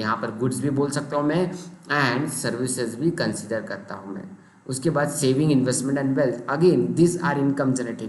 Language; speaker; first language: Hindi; non-native, local second language; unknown